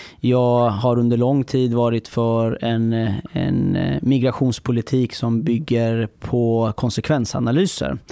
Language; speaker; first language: Swedish; early bilingual, other home language; Persian